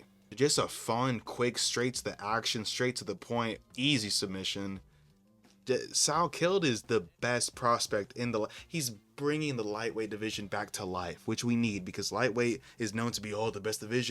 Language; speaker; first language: English; native; English